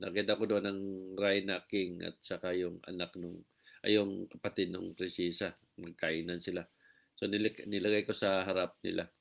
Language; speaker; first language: Filipino; non-native, local second language; Cebuano